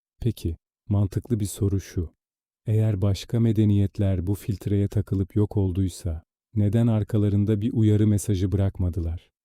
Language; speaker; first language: Turkish; native; Turkish